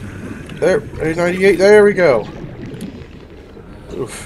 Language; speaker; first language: English; native; English